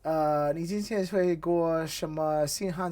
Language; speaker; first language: Chinese; non-native, learner; English